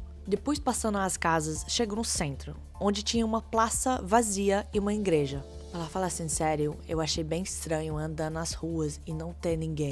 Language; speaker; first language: Portuguese; non-native, fluent; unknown